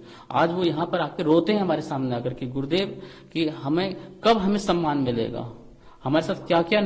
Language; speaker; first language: Hindi; native; Hindi